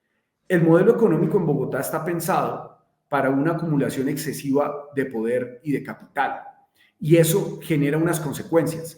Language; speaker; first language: Spanish; native; Spanish